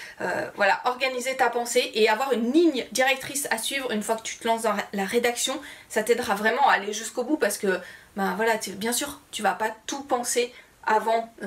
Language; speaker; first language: French; native; French